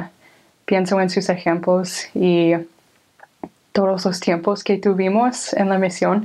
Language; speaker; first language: Spanish; non-native, fluent; English